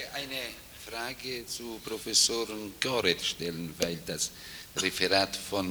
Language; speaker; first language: German; non-native, fluent; Italian